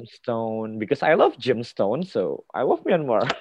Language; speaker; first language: English; non-native, fluent; Indonesian